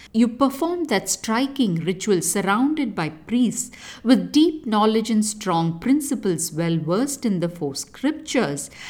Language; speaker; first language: English; non-native, local second language; Tamil